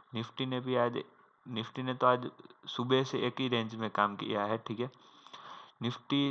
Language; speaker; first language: Hindi; non-native, local second language; Gujarati